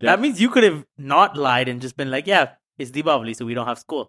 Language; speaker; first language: English; early bilingual, other home language; Tamil